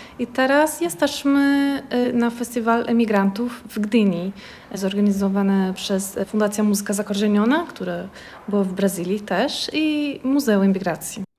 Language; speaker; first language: Polish; early bilingual, heritage; Polish